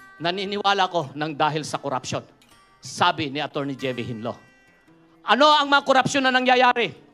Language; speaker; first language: Filipino; non-native, local second language; Iloko